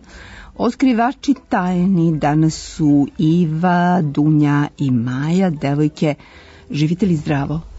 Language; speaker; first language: Serbian; native; Serbian